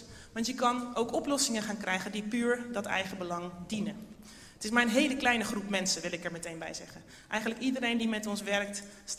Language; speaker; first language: Dutch; native; Dutch